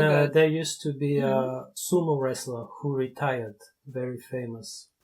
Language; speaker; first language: English; non-native, fluent; Bulgarian